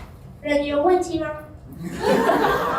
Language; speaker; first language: Chinese; non-native, learner; English